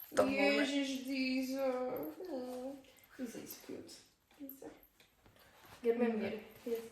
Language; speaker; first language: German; non-native, learner; Slovak